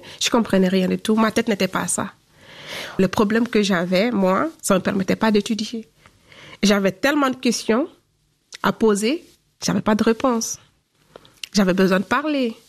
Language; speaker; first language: French; non-native, local second language; Fula